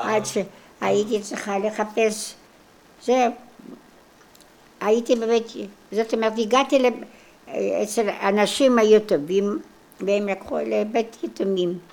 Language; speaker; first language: Hebrew; non-native, local second language; Polish